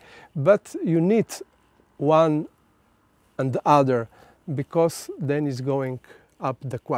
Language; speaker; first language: English; non-native, learner; Slovenian